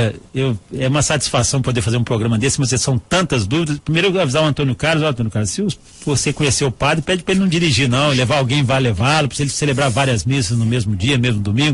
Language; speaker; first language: Portuguese; native; Portuguese